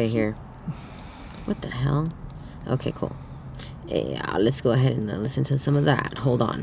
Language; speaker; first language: English; early bilingual, other home language; Spanish